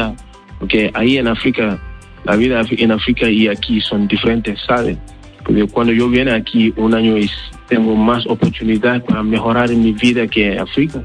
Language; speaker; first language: Spanish; non-native, learner; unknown